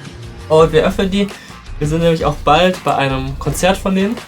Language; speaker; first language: German; native; German